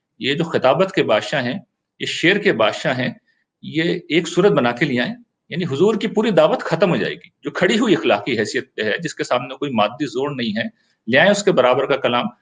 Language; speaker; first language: Urdu; native; Urdu